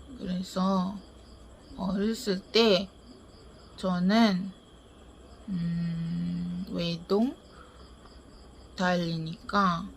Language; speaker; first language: Korean; non-native, learner; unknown